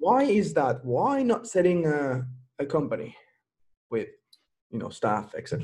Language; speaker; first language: English; non-native, fluent; French